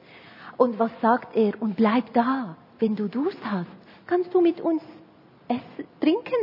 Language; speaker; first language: German; non-native, fluent; Arabic